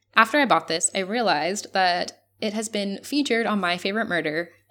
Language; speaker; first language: English; non-native, fluent; Spanish